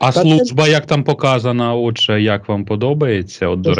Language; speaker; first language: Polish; non-native, learner; Ukrainian